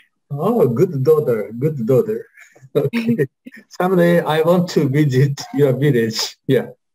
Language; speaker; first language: English; non-native, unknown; Japanese